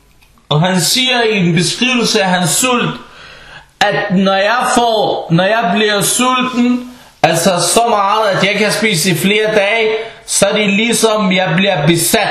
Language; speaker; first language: Danish; early bilingual, other home language; Arabic